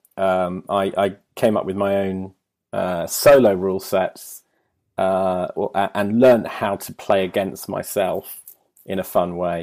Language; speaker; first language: English; native; English